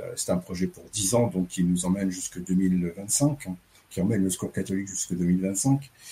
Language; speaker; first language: French; native; French